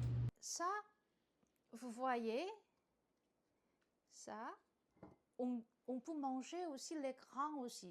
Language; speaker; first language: French; non-native, learner; Korean